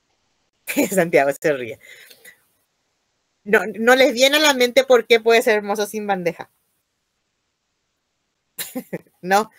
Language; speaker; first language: Spanish; native; Spanish